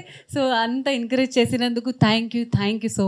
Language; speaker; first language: Telugu; non-native, fluent; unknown